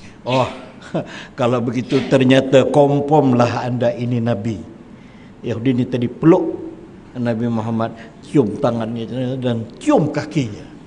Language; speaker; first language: Malay; native; Malay